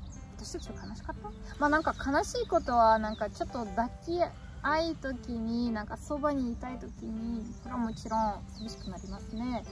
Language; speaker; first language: Japanese; non-native, learner; German